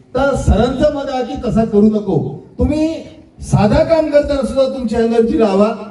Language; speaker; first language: Marathi; native; Marathi